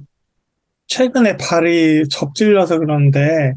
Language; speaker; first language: Korean; native; Korean